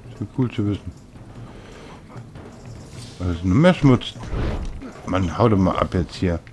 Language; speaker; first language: German; native; German